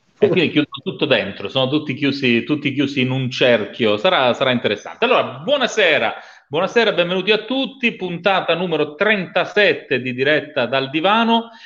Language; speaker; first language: Italian; native; Italian